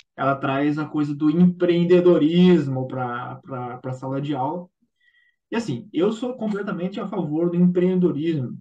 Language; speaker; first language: Portuguese; native; Portuguese